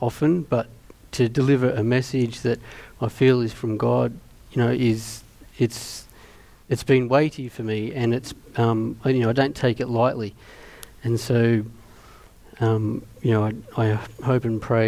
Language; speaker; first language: English; native; English